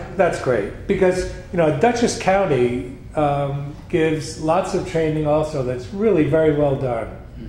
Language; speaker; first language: English; native; English